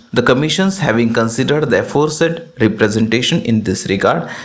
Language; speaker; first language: English; non-native, local second language; Marathi